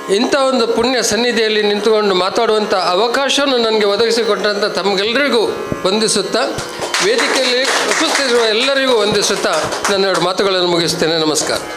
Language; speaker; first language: Kannada; native; Kannada